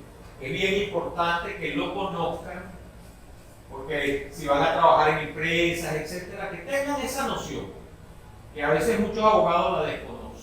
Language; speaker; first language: Spanish; native; Spanish